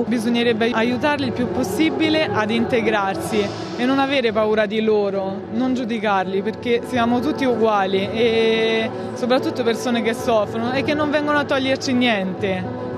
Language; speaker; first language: Italian; early bilingual, other home language; Albanian